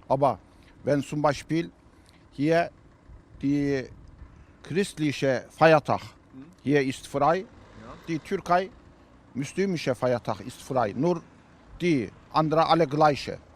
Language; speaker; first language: German; non-native, learner; Turkish